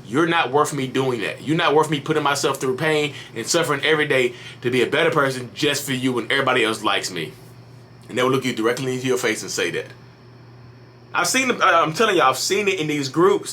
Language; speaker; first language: English; native; English